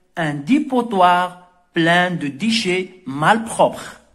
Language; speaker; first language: French; non-native, local second language; Arabic